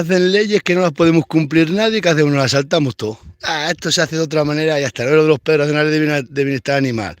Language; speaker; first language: Spanish; native; Spanish